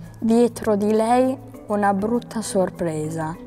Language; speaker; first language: Italian; native; Italian